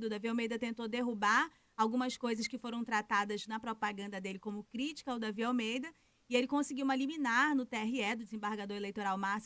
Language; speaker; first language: Portuguese; native; Portuguese